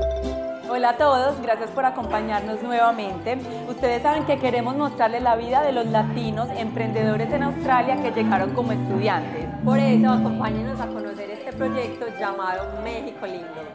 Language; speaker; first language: Spanish; native; Spanish